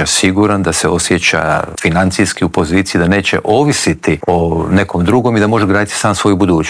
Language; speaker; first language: Croatian; native; Croatian